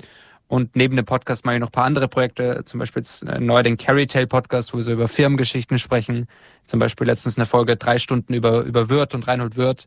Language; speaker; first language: German; native; German